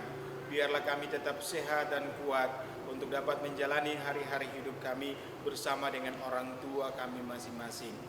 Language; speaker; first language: Indonesian; native; Indonesian